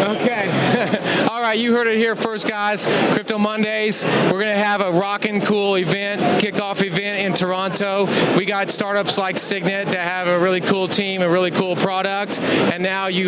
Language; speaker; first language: English; native; English